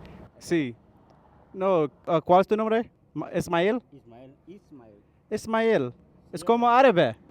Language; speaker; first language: Spanish; non-native, learner; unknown